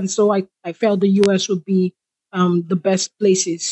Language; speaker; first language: English; non-native, local second language; Igbo